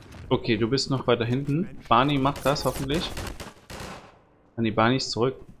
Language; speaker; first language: German; native; German